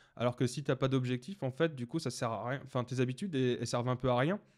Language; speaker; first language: French; native; French